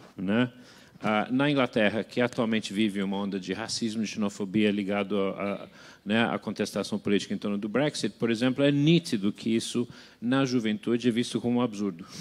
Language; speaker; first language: Portuguese; non-native, fluent; English